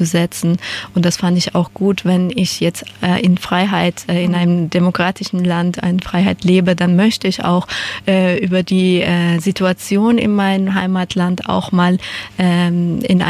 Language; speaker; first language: German; non-native, fluent; Persian